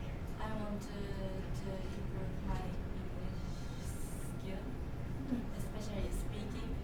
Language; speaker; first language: English; non-native, learner; Japanese